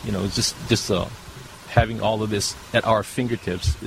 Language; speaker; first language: English; native; English